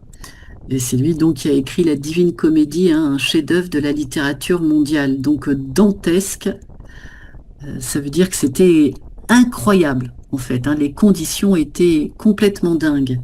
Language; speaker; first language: French; native; French